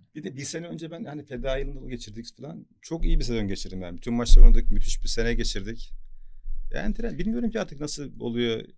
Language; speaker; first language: Turkish; native; Turkish